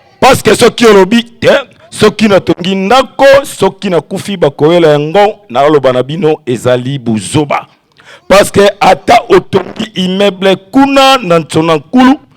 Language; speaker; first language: Lingala; non-native, local second language; Kongo